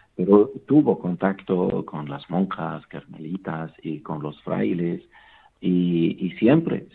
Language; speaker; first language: Spanish; non-native, fluent; Arabic